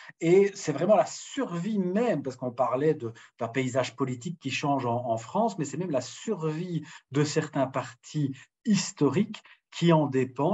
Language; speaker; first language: French; native; French